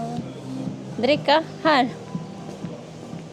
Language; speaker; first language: Swedish; non-native, learner; Filipino